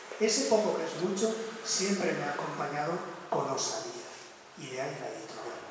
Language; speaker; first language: Spanish; non-native, local second language; Basque